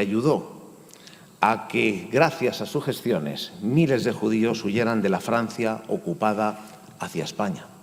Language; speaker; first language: Spanish; native; Spanish